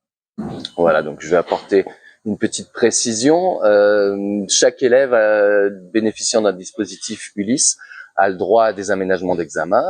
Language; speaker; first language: French; native; French